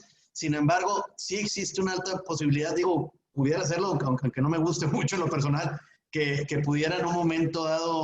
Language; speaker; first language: Spanish; native; Spanish